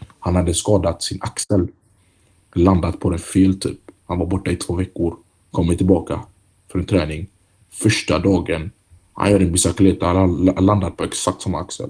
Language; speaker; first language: Swedish; early bilingual, other home language; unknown